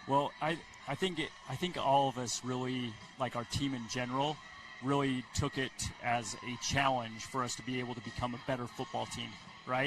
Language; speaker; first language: English; native; English